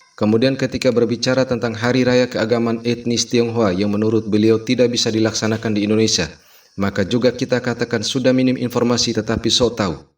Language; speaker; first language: Indonesian; native; Indonesian